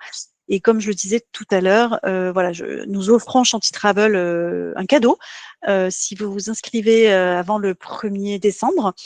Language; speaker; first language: French; native; French